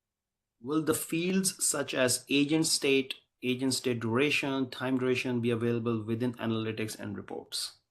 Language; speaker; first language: English; native; English